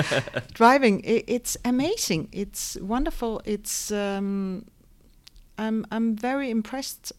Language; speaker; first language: English; non-native, fluent; Danish